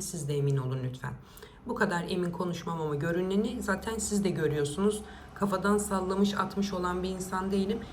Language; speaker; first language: Turkish; native; Turkish